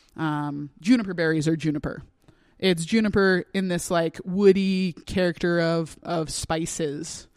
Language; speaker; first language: English; native; English